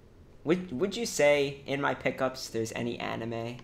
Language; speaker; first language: English; native; English